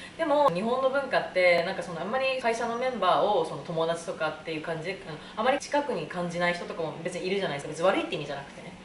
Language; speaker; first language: Japanese; native; Japanese